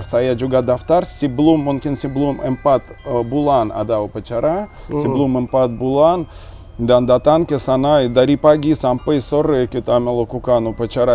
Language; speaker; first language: Indonesian; non-native, learner; Russian